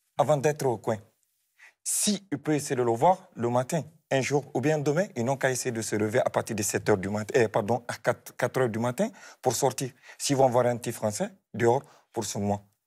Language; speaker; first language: French; non-native, local second language; Fula